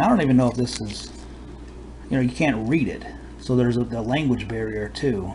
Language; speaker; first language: English; native; English